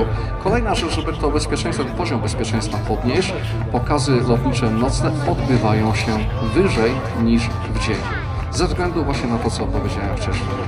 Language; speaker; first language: Polish; native; Polish